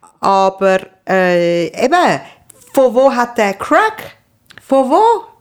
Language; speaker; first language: German; early bilingual, other home language; Persian